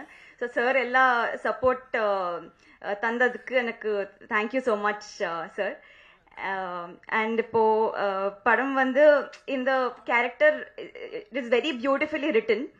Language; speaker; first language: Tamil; non-native, learner; Telugu